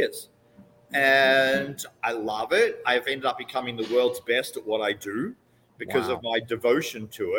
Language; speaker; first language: English; native; English